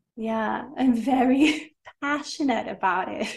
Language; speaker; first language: English; native; English